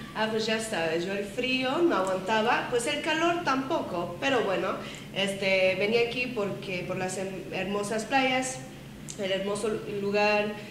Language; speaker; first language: Spanish; non-native, fluent; French